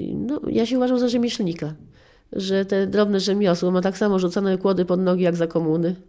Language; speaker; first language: Polish; native; Polish